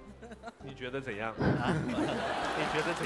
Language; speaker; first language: Chinese; native; Chinese